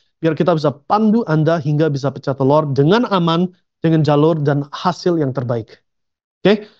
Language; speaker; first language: Indonesian; early bilingual, heritage; Indonesian